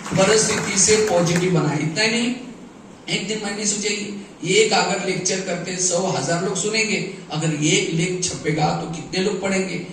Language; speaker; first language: Hindi; non-native, local second language; Marathi